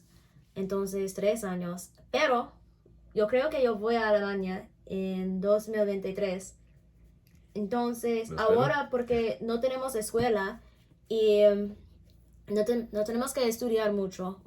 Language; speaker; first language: Spanish; non-native, learner; English